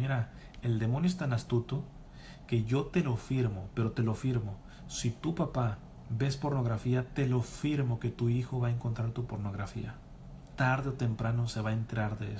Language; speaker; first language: Spanish; native; Spanish